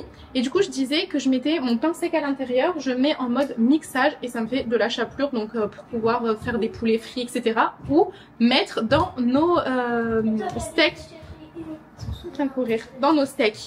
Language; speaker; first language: French; native; French